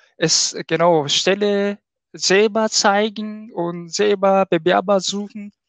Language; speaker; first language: German; non-native, fluent; Japanese